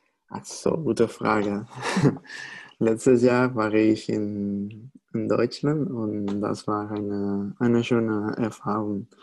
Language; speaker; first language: German; non-native, fluent; Spanish